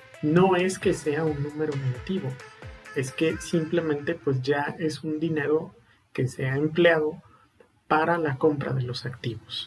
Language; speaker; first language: Spanish; native; Spanish